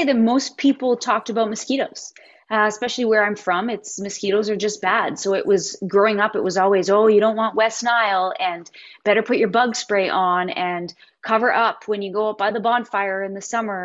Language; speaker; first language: English; native; English